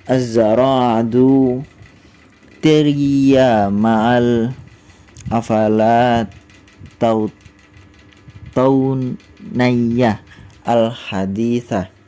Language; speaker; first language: Arabic; non-native, learner; Indonesian